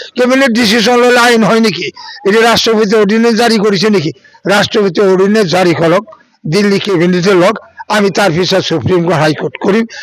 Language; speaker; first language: Assamese; non-native, local second language; Bangla